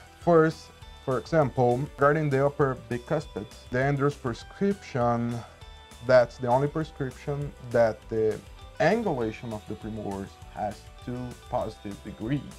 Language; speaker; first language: English; non-native, fluent; Portuguese